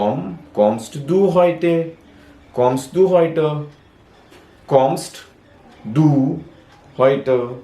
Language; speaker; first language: German; non-native, fluent; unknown